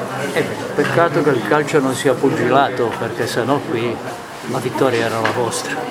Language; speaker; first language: Italian; native; Italian